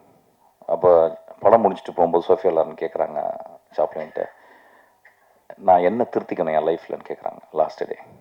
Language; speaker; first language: Tamil; native; Tamil